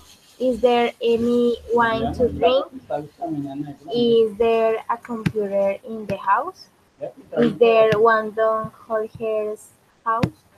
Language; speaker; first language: English; non-native, learner; Spanish